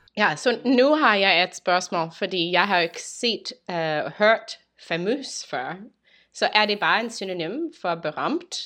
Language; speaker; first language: Danish; non-native, learner; English